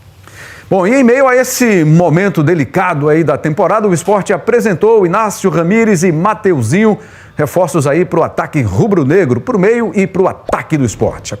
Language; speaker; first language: Portuguese; native; Portuguese